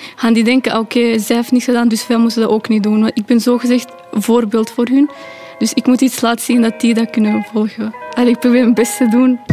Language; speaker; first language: Dutch; non-native, fluent; Urdu